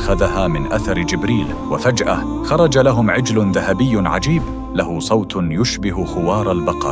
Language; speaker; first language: Arabic; native; Arabic